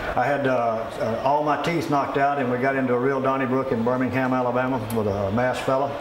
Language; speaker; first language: English; native; English